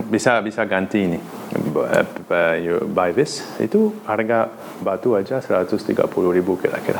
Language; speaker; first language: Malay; non-native, learner; Dutch